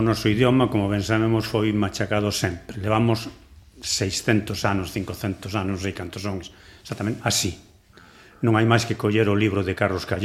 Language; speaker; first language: Galician; non-native, local second language; Spanish